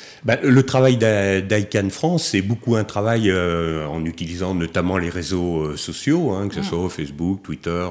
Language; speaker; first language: French; native; French